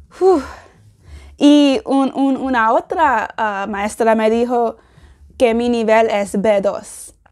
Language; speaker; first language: Spanish; non-native, learner; English